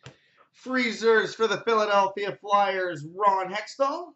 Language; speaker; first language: English; native; English